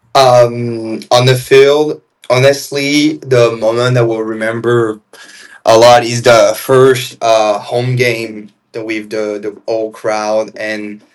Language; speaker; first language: English; non-native, fluent; French